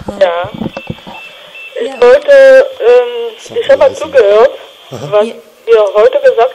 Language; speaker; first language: German; non-native, fluent; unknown